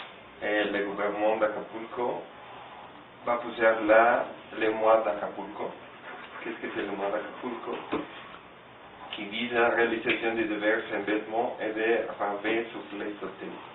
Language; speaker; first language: French; non-native, learner; Spanish